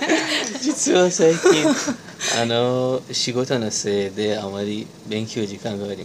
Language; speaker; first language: Japanese; non-native, learner; Persian